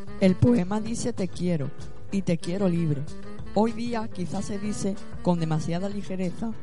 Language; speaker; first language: Spanish; native; Spanish